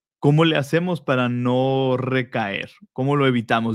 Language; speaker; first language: Spanish; native; Spanish